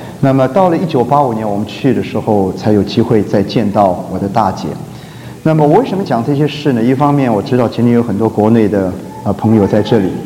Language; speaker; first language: Chinese; native; Chinese